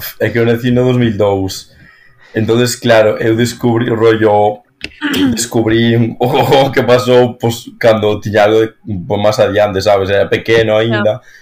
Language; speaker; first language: Galician; non-native, local second language; Spanish